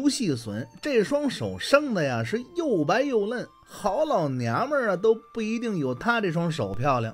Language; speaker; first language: Chinese; native; Chinese